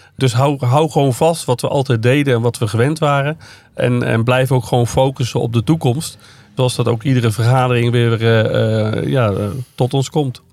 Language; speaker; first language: Dutch; native; Dutch